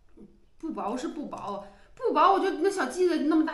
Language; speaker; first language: Chinese; native; Chinese